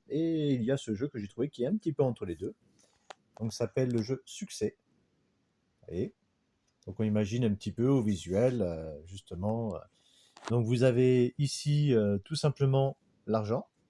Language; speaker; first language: French; native; French